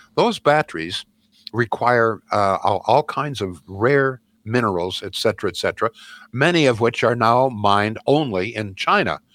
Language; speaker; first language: English; native; English